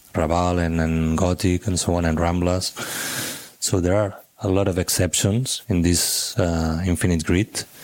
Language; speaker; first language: English; non-native, fluent; Catalan